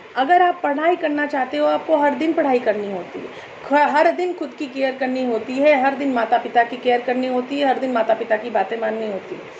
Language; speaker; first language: Hindi; native; Hindi